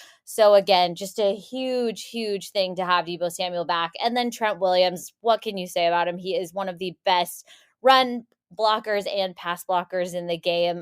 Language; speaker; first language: English; native; English